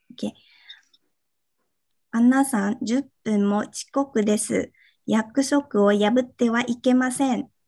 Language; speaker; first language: Japanese; non-native, fluent; Vietnamese